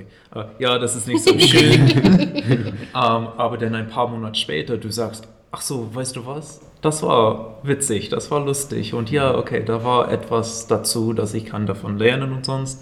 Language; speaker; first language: German; non-native, fluent; English